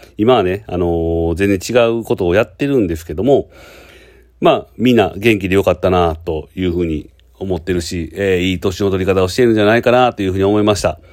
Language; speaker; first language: Japanese; native; Japanese